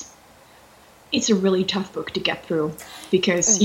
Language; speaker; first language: English; non-native, fluent; Dutch